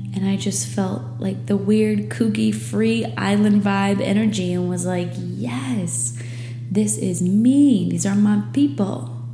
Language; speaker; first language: English; native; English